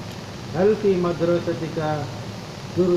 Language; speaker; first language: Arabic; non-native, learner; Indonesian